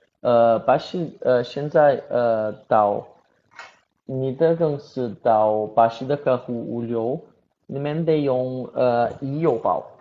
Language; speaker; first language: Chinese; non-native, learner; Portuguese